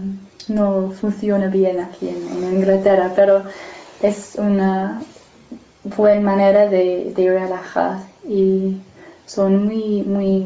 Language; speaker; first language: Spanish; non-native, fluent; English